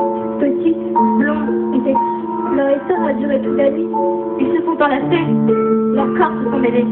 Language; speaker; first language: French; native; French